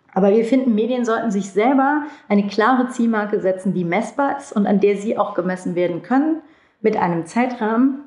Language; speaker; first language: German; early bilingual, other home language; Turkish